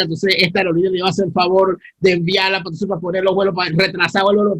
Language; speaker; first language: Spanish; native; Spanish